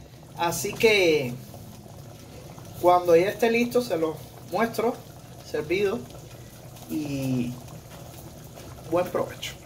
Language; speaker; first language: Spanish; native; Spanish